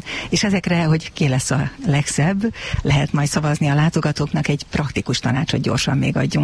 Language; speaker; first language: Hungarian; native; Hungarian